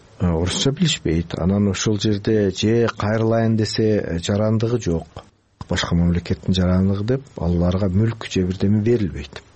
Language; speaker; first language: Kyrgyz; early bilingual, heritage; Kyrgyz